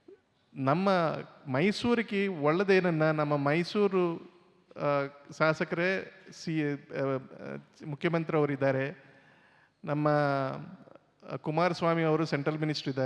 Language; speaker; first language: Kannada; non-native, local second language; Telugu